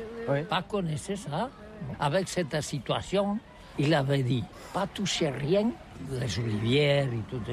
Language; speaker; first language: French; non-native, learner; Catalan